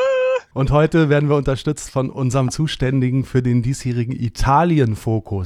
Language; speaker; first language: German; native; German